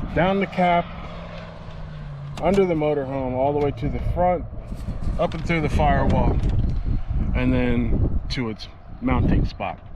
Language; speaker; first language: English; native; English